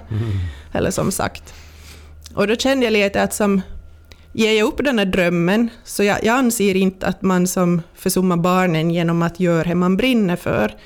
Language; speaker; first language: Swedish; native; Swedish